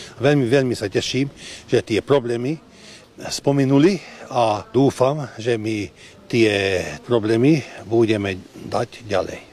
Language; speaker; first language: Slovak; early bilingual, heritage; Slovak